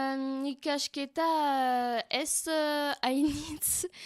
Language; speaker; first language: Basque; non-native, learner; French